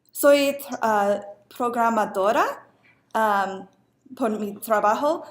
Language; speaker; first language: Spanish; non-native, learner; English